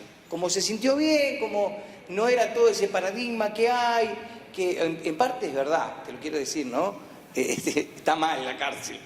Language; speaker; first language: Spanish; native; Spanish